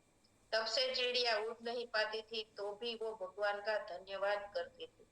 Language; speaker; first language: Hindi; native; Hindi